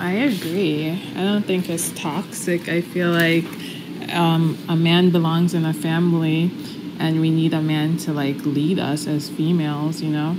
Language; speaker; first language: English; native; English